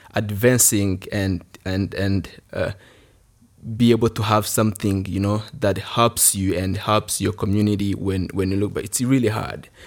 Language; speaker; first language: English; non-native, local second language; Kinyarwanda